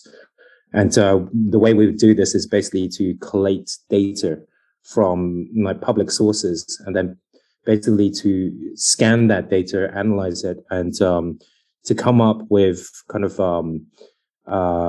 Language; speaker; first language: English; native; English